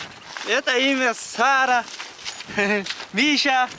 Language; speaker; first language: Russian; non-native, local second language; Uzbek